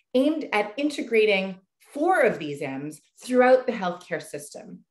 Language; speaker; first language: English; native; English